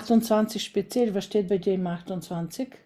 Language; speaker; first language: German; non-native, fluent; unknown